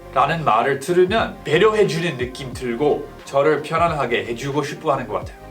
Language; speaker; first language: Korean; non-native, fluent; English